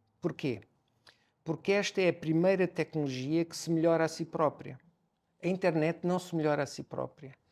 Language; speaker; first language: Portuguese; native; Portuguese